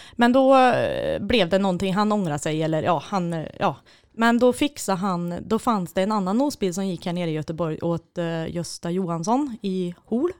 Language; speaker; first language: Swedish; native; Swedish